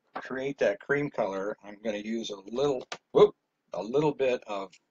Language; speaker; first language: English; native; English